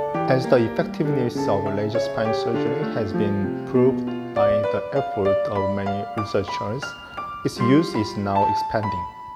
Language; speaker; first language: English; non-native, fluent; Korean